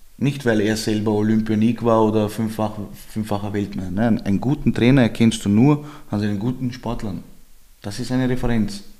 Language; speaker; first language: German; early bilingual, other home language; Georgian